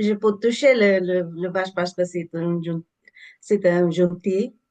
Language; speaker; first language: French; non-native, learner; English